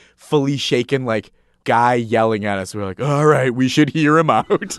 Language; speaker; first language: English; native; English